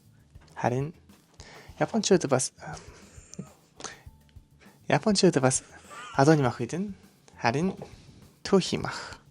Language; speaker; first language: Mongolian; non-native, learner; Japanese